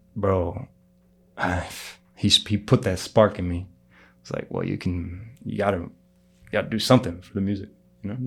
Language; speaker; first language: English; early bilingual, other home language; Greek